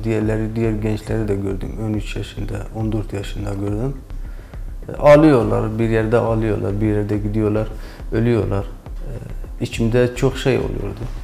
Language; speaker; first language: Turkish; non-native, learner; Kurdish